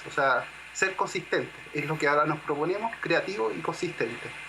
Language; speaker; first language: Spanish; native; Spanish